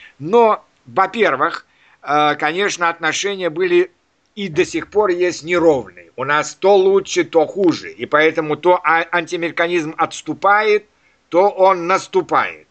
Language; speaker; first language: Russian; native; Russian